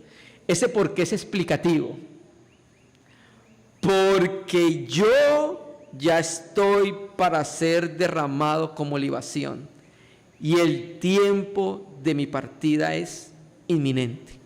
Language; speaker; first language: Spanish; native; Spanish